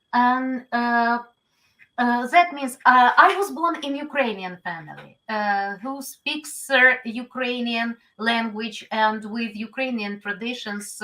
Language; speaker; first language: English; non-native, learner; Ukrainian